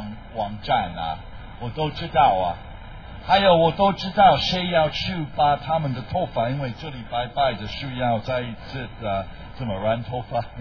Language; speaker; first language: Chinese; non-native, fluent; English